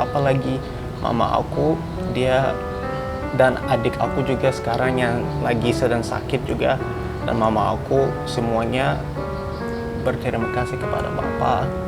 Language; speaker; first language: Indonesian; non-native, fluent; Hausa